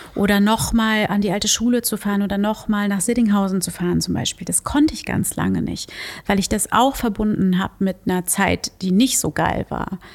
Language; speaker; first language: German; early bilingual, other home language; Portuguese